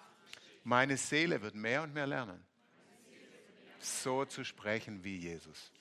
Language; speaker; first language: German; native; German